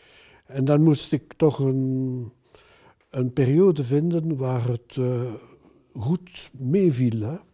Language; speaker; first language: Dutch; non-native, local second language; French